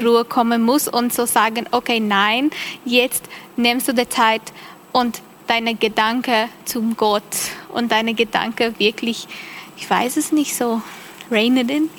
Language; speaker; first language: German; non-native, learner; English